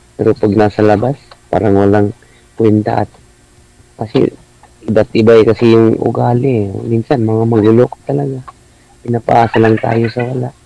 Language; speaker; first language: Filipino; non-native, local second language; Cebuano